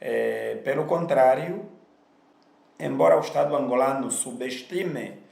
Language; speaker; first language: Portuguese; native; Portuguese